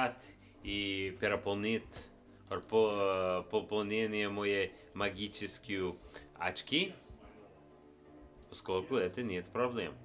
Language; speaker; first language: Russian; non-native, learner; English